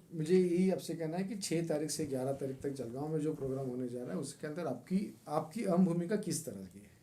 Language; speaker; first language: Hindi; non-native, local second language; Marathi